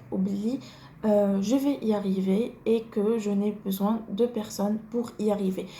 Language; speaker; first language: French; non-native, local second language; Arabic